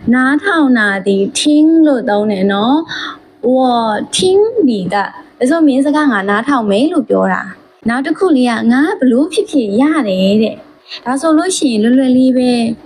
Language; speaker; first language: Burmese; native; Burmese